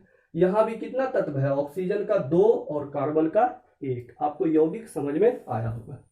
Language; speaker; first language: Hindi; native; Hindi